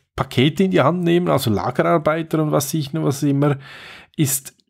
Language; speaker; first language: German; native; German